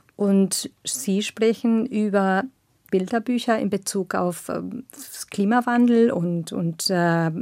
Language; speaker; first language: German; non-native, fluent; Spanish